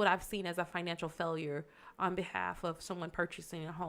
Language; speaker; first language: English; native; English